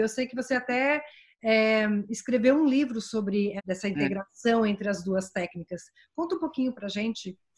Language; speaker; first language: Portuguese; native; Portuguese